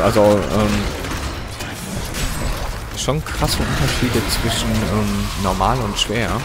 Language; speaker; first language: German; native; German